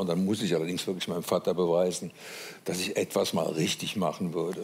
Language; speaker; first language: German; native; German